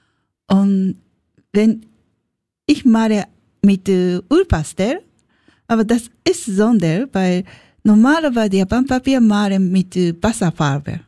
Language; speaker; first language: German; non-native, learner; Japanese